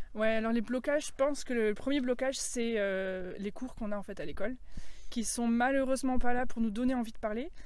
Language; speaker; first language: French; native; French